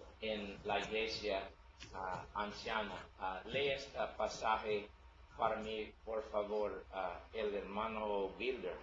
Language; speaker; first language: Spanish; non-native, learner; English